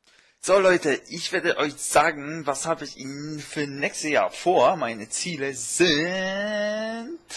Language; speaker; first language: German; non-native, fluent; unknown